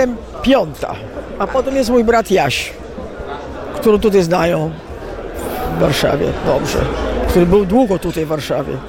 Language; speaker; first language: Polish; early bilingual, heritage; Italian